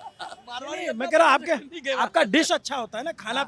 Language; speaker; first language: Hindi; native; Hindi